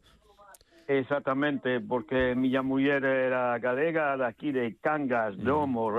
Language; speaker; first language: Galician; non-native, learner; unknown